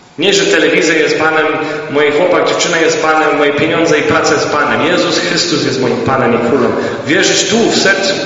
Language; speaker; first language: Polish; early bilingual, heritage; Polish